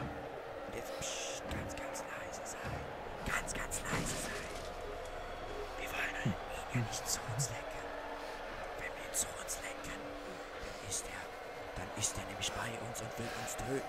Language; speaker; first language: German; native; German